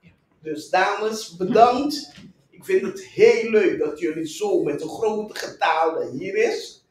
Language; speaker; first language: Dutch; non-native, local second language; Papiamento